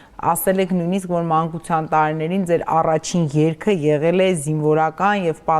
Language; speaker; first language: Armenian; native; Armenian